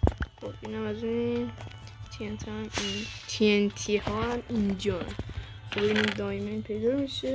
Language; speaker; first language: Persian; native; Persian